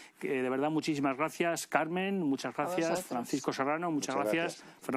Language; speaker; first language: Spanish; native; Spanish